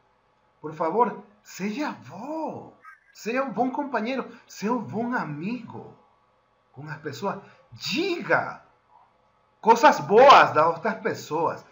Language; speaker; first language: Portuguese; non-native, fluent; Spanish